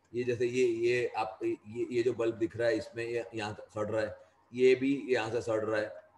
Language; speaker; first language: Hindi; non-native, local second language; Gujarati